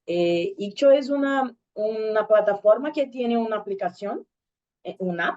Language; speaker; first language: Spanish; non-native, learner; Portuguese